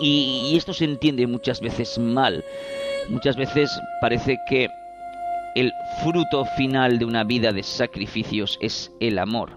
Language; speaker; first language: Spanish; native; Spanish